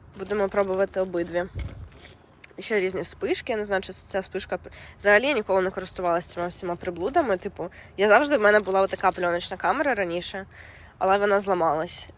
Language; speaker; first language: Ukrainian; native; Ukrainian